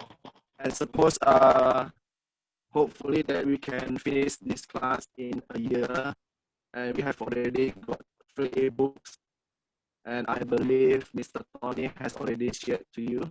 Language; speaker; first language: English; non-native, fluent; Indonesian